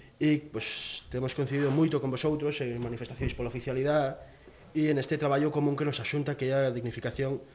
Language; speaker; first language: Galician; native; Galician